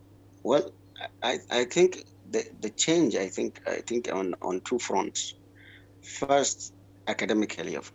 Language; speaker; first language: English; non-native, local second language; Hausa